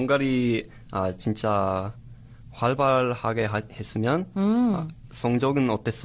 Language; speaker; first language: Korean; non-native, learner; English